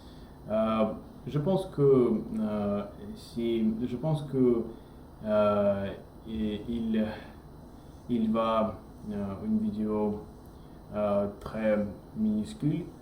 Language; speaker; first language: French; non-native, learner; English